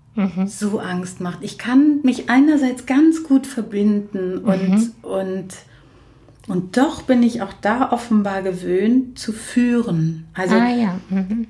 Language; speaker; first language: German; native; German